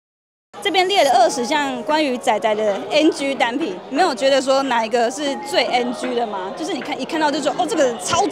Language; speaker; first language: Chinese; native; Chinese